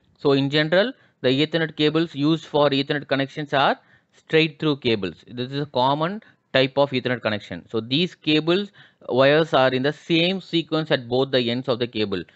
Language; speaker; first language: English; non-native, local second language; Tamil